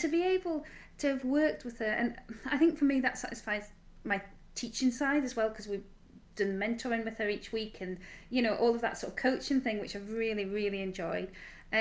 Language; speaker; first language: English; native; English